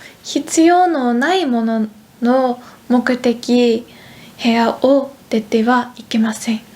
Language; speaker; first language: Japanese; non-native, fluent; Dutch